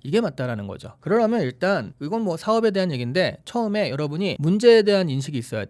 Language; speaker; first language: Korean; native; Korean